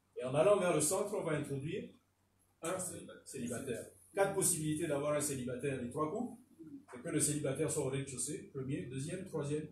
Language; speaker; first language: French; non-native, local second language; Fon